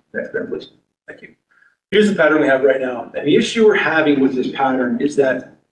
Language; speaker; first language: English; native; English